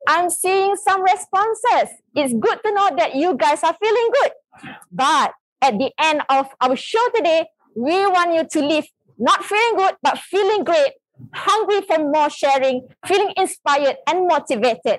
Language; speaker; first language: English; non-native, local second language; Malay